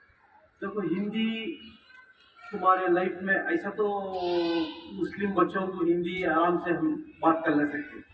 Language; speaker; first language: Hindi; non-native, local second language; Kannada